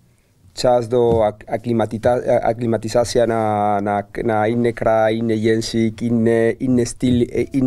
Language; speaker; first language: Polish; non-native, learner; Spanish